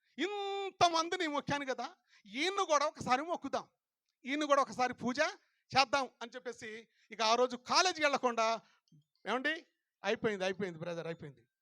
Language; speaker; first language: Telugu; non-native, local second language; Lambadi